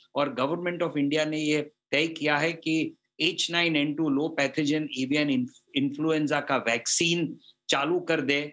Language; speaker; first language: Hindi; non-native, local second language; Gujarati